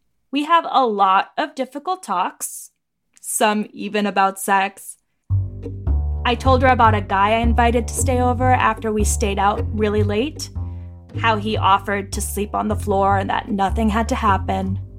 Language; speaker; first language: English; early bilingual, other home language; Greek